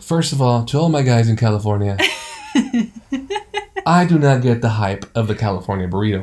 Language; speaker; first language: English; early bilingual, other home language; Spanish